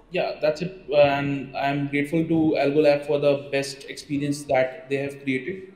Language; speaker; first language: English; non-native, local second language; Hindi